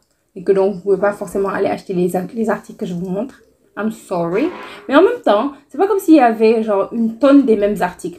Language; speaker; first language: French; non-native, local second language; Wolof